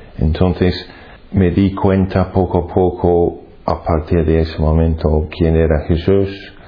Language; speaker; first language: Spanish; non-native, fluent; English